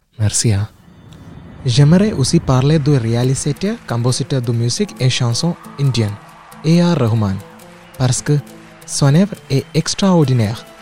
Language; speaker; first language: French; non-native, learner; Malayalam